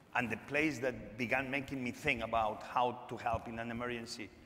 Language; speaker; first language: English; non-native, fluent; Spanish